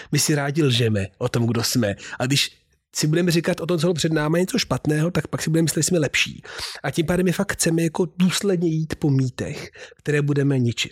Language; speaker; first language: Czech; non-native, fluent; Italian